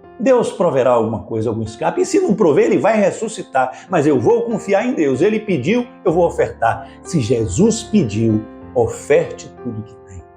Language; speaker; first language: Portuguese; native; Portuguese